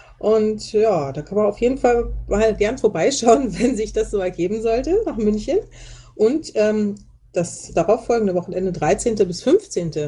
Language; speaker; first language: German; native; German